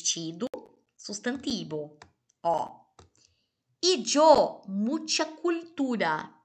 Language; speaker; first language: Spanish; non-native, fluent; Portuguese